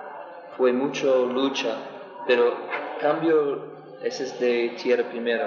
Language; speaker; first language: Spanish; non-native, learner; English